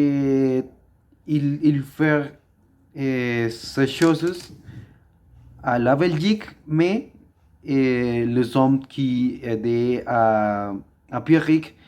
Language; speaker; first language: French; non-native, learner; Spanish